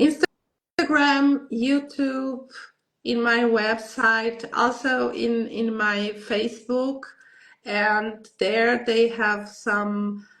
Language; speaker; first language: English; non-native, learner; Portuguese